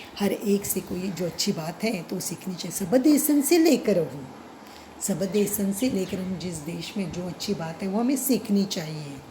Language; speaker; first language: Hindi; non-native, local second language; Marathi